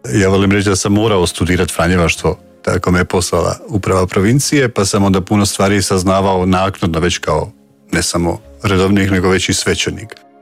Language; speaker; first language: Croatian; native; Croatian